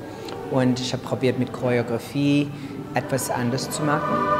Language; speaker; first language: German; non-native, fluent; English